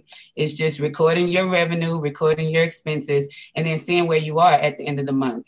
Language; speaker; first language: English; native; English